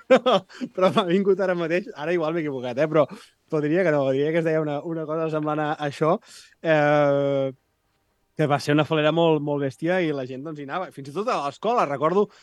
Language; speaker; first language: Catalan; native; Catalan